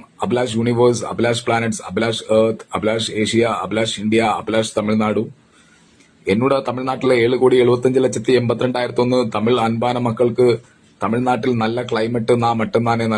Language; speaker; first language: Tamil; non-native, learner; Malayalam